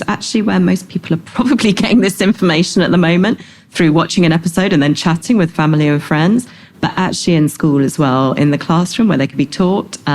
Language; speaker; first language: English; native; English